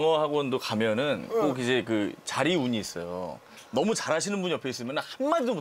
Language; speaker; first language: Korean; native; Korean